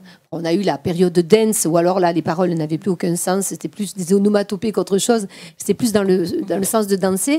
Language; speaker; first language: French; native; French